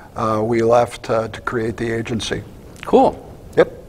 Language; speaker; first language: English; native; English